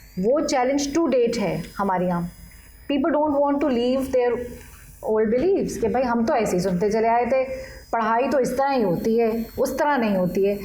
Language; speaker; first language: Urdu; native; Urdu